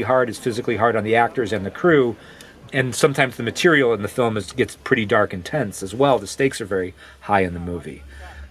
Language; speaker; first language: English; native; English